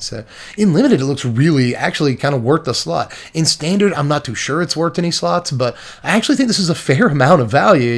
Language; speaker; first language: English; native; English